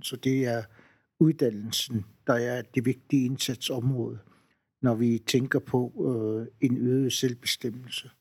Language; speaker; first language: Danish; non-native, local second language; Kalaallisut